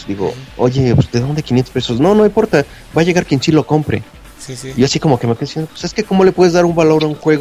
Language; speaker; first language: Spanish; native; Spanish